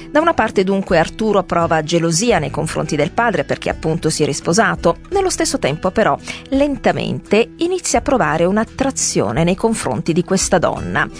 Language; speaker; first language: Italian; native; Italian